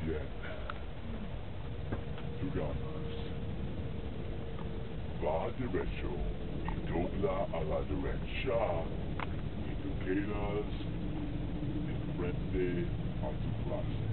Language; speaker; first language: Spanish; non-native, learner; English